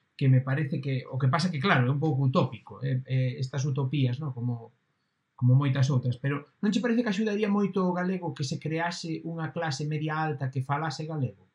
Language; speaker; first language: Galician; non-native, local second language; Spanish